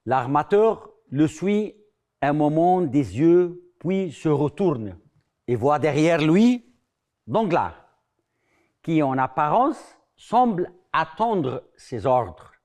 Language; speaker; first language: French; non-native, fluent; Arabic